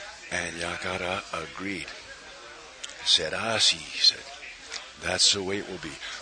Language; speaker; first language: English; native; English